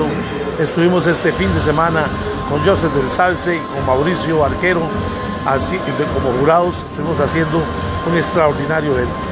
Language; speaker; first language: Spanish; native; Spanish